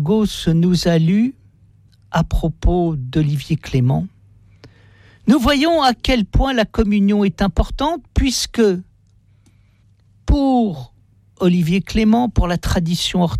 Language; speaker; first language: French; native; French